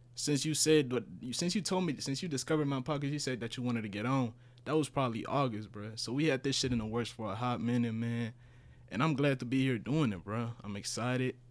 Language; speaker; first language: English; early bilingual, other home language; Spanish